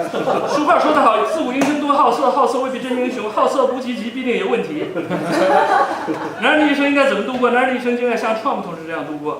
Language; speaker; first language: Chinese; native; Chinese